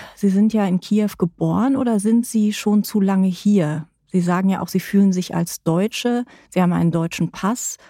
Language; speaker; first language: German; native; German